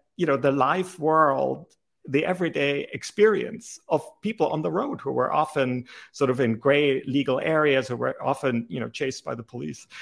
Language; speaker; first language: English; non-native, fluent; German